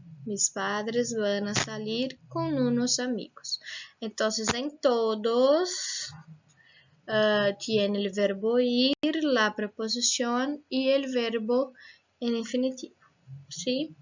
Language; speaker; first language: Spanish; non-native, fluent; Portuguese